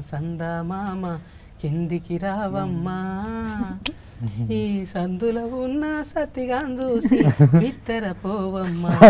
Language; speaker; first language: Telugu; native; Telugu